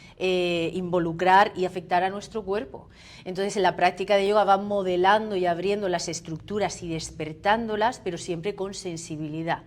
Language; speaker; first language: Spanish; native; Spanish